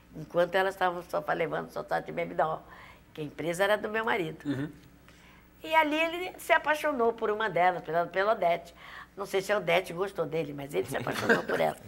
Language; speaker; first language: Portuguese; native; Portuguese